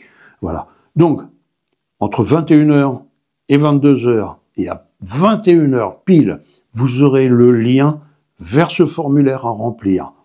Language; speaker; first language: French; native; French